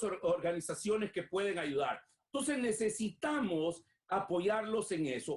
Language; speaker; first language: Spanish; native; Spanish